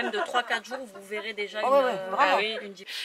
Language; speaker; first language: French; native; French